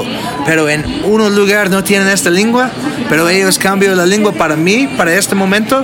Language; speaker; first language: Spanish; non-native, learner; English